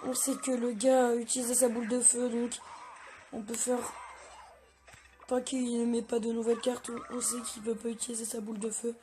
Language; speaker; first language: French; native; French